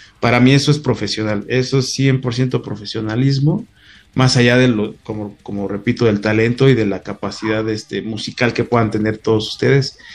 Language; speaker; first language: Spanish; native; Spanish